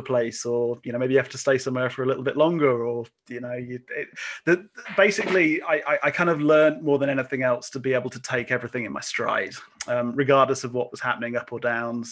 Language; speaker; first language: English; native; English